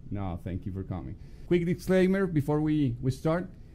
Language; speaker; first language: English; non-native, fluent; Spanish